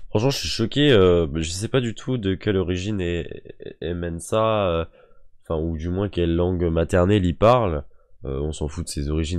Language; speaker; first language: French; native; French